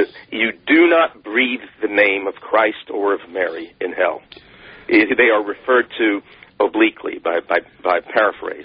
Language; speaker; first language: English; native; English